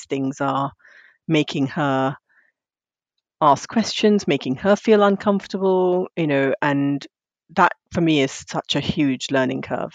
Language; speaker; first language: English; non-native, local second language; Tamil